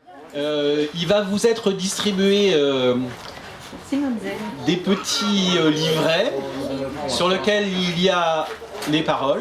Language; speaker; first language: French; native; French